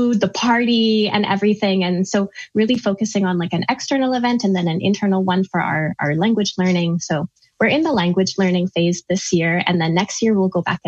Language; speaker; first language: English; native; English